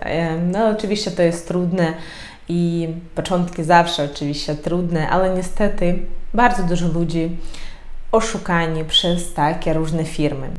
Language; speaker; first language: Polish; non-native, fluent; Ukrainian